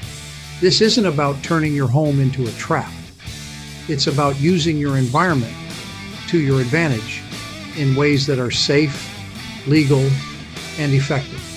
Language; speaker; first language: English; native; English